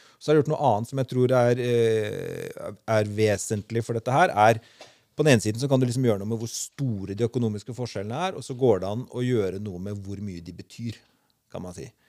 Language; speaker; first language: Norwegian; native; Norwegian